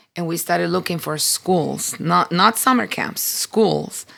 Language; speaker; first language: English; early bilingual, other home language; Spanish